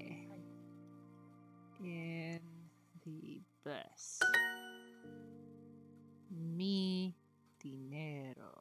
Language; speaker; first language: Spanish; non-native, learner; English